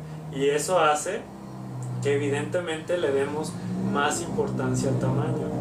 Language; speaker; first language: Spanish; native; Spanish